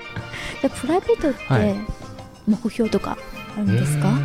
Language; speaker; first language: Japanese; non-native, fluent; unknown